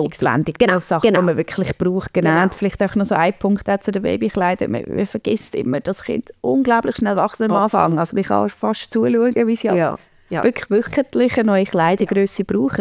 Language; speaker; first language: German; native; German